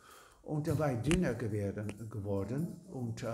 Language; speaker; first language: German; non-native, learner; Dutch